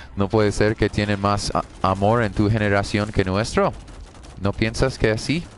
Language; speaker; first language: Spanish; non-native, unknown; English